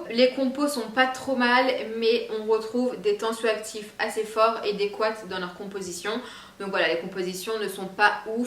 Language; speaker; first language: French; native; French